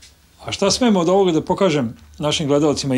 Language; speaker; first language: Bosnian; native; Bosnian